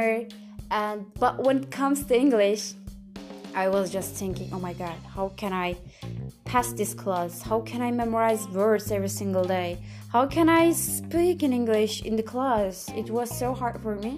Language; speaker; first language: English; non-native, fluent; Turkish